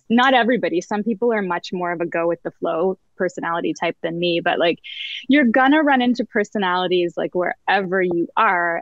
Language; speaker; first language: English; native; English